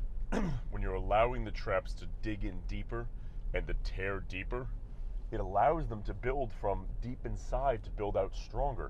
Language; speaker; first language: English; native; English